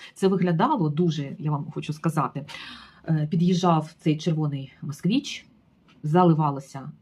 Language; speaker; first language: Ukrainian; native; Ukrainian